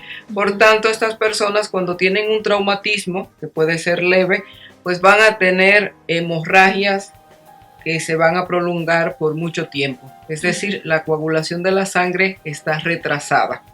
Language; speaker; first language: Spanish; native; Spanish